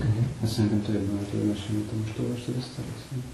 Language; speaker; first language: Hungarian; non-native, learner; English